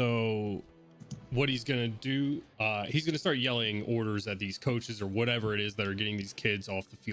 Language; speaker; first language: English; native; English